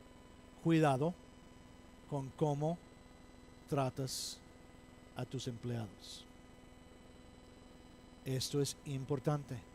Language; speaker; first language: Spanish; non-native, fluent; English